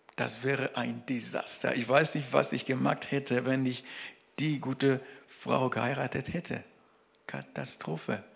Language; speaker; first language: German; non-native, fluent; French